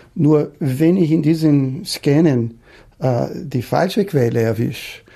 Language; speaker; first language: German; non-native, fluent; Portuguese